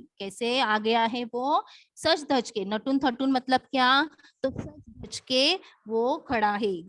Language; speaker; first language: Hindi; non-native, local second language; Marathi